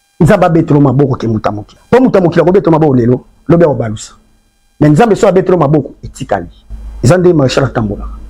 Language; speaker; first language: Lingala; native; Lingala